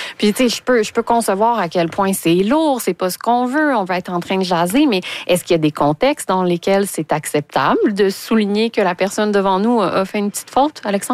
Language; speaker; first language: French; native; French